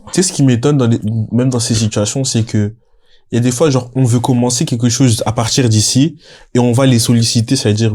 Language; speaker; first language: French; native; French